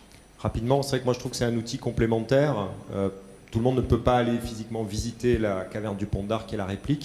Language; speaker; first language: French; native; French